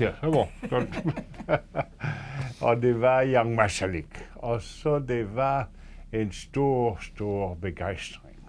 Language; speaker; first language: Danish; non-native, fluent; French